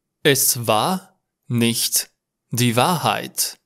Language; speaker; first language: German; non-native, learner; Romanian